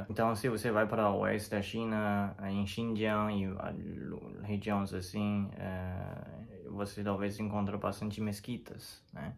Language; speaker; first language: Portuguese; non-native, learner; Chinese